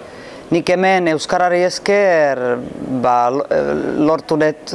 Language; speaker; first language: Basque; non-native, fluent; Finnish